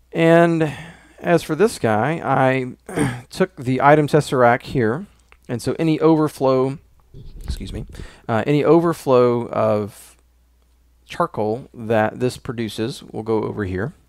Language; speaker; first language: English; native; English